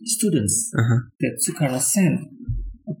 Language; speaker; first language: English; non-native, learner; Indonesian